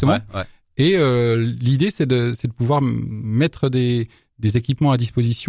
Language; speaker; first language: French; native; French